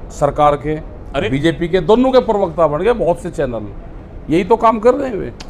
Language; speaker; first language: Hindi; native; Hindi